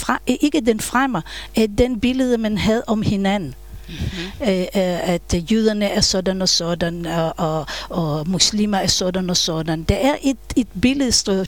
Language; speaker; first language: Danish; non-native, fluent; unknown